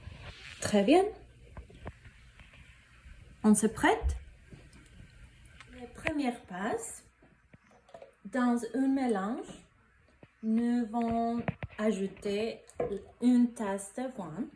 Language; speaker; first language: French; non-native, learner; Spanish